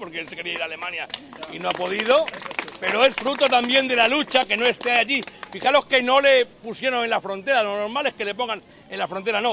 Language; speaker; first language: Spanish; native; Spanish